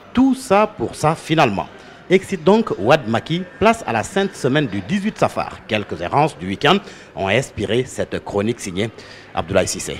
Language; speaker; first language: French; non-native, local second language; Wolof